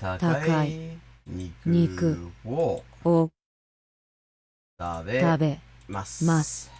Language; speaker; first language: Japanese; non-native, fluent; English